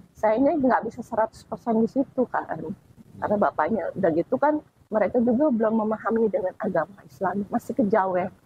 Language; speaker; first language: Indonesian; native; Indonesian